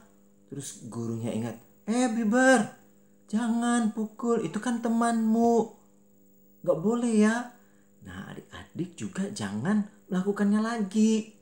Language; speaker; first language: Malay; native; Malay